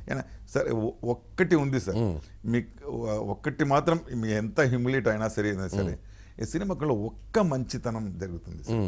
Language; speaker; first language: Telugu; non-native, local second language; Tamil